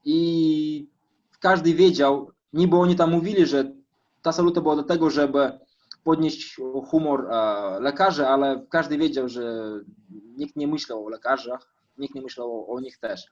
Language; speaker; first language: Polish; non-native, fluent; Russian